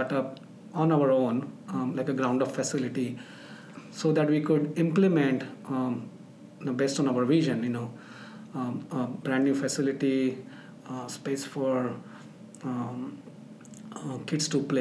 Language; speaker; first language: English; non-native, local second language; Marathi